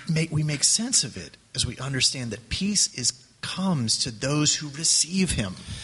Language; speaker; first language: English; native; English